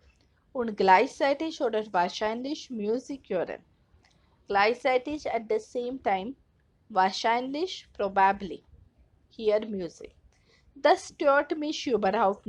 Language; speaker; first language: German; non-native, fluent; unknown